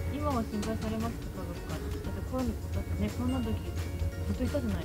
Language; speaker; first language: Japanese; native; Japanese